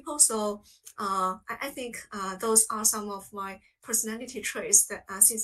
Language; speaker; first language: English; non-native, fluent; Chinese